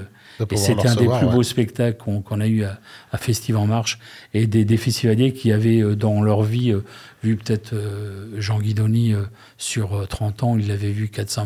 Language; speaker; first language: French; native; French